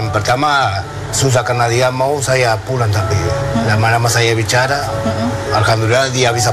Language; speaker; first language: Indonesian; non-native, fluent; Spanish